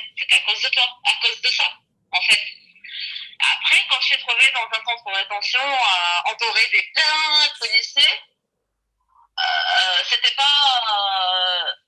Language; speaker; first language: French; non-native, local second language; Arabic